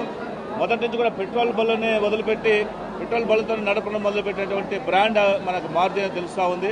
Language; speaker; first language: Telugu; native; Telugu